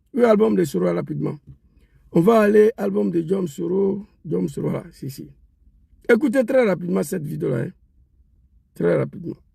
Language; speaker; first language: French; non-native, local second language; Dyula